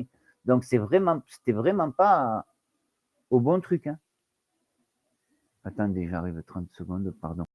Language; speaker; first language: French; native; French